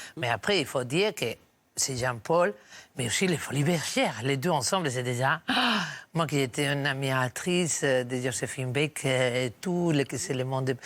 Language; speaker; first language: French; non-native, fluent; Spanish